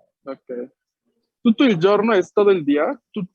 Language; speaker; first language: Italian; non-native, fluent; Spanish